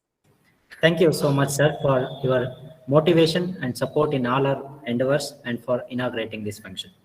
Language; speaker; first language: English; non-native, local second language; Kannada